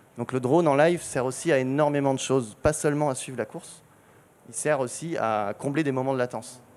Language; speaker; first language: French; native; French